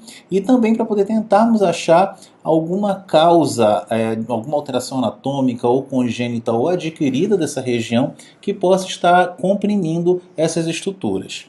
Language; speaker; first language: Portuguese; native; Portuguese